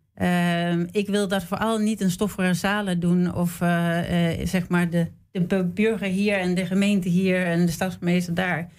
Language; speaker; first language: Dutch; non-native, fluent; Danish